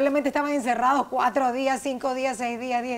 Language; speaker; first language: Spanish; native; Spanish